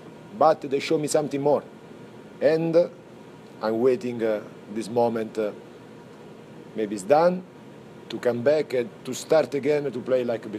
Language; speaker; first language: English; non-native, fluent; Italian